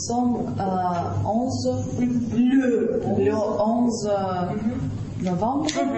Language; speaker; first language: French; non-native, learner; Russian